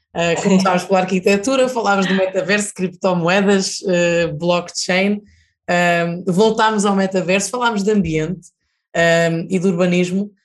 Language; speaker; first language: Portuguese; native; Portuguese